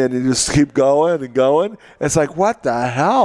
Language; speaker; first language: English; native; English